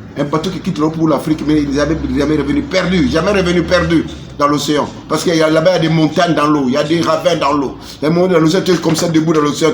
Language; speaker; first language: French; non-native, local second language; Lingala